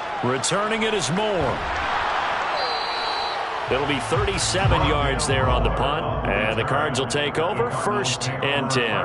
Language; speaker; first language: English; native; English